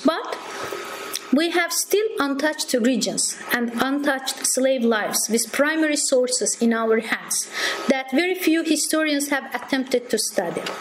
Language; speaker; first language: English; non-native, fluent; Azerbaijani